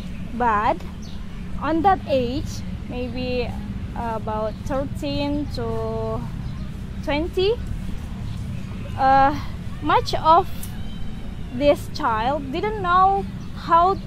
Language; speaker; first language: English; non-native, learner; Indonesian